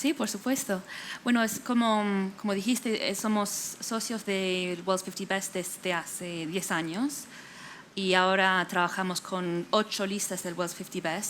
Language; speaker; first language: Spanish; non-native, fluent; English